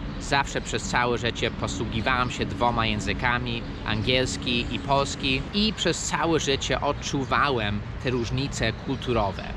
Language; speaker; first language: Polish; early bilingual, heritage; Polish